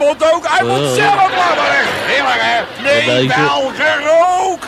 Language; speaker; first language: Dutch; native; Dutch